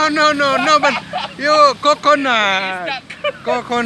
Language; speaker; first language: English; non-native, learner; Indonesian